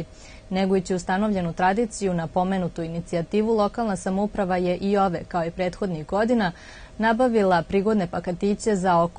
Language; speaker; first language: Serbian; native; Serbian